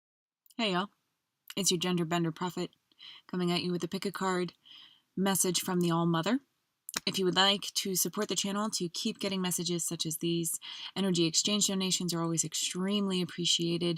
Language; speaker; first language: English; native; English